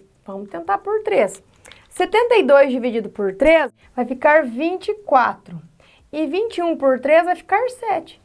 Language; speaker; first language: Portuguese; native; Portuguese